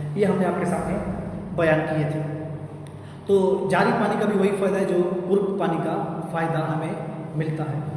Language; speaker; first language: Urdu; non-native, local second language; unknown